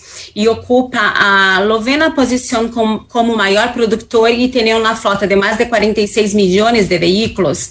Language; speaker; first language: Spanish; non-native, fluent; Portuguese